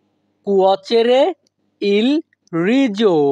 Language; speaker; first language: Italian; non-native, fluent; Bangla